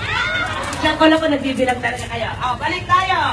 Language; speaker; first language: Filipino; native; Filipino